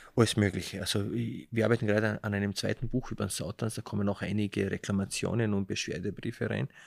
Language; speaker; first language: German; early bilingual, other home language; Slovenian